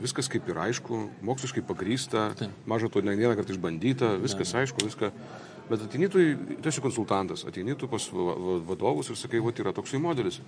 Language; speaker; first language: Lithuanian; native; Lithuanian